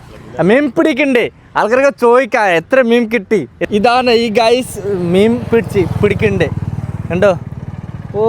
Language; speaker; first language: Malayalam; non-native, learner; Bangla